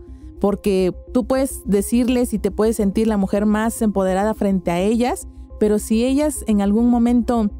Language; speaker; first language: Spanish; native; Spanish